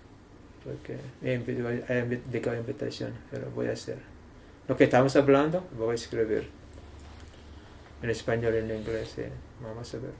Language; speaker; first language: Spanish; non-native, learner; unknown